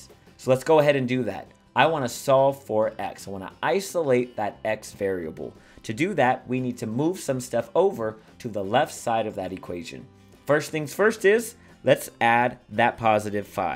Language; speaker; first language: English; native; English